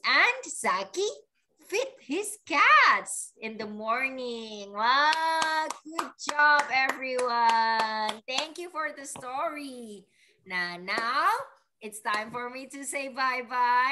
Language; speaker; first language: English; non-native, fluent; Indonesian